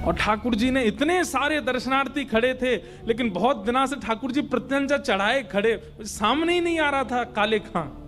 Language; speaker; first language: Hindi; native; Hindi